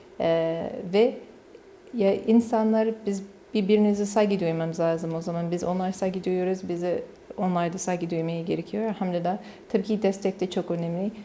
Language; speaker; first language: Turkish; non-native, learner; English